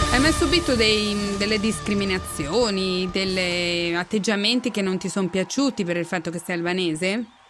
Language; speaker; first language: Italian; native; Italian